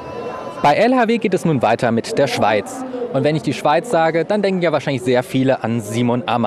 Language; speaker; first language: German; native; German